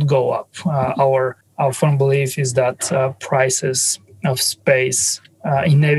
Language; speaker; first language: English; non-native, fluent; Bulgarian